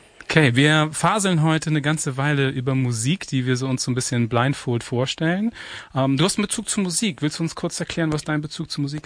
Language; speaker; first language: German; native; German